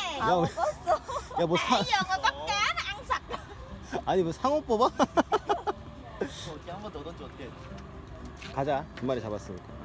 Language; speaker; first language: Korean; native; Korean